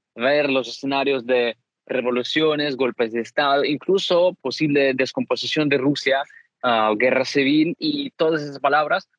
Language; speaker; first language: Spanish; non-native, fluent; Ukrainian